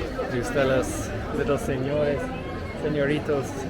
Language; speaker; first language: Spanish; non-native, learner; English